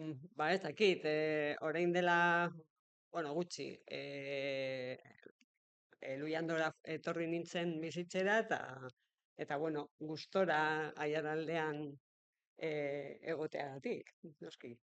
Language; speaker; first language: Basque; non-native, local second language; Spanish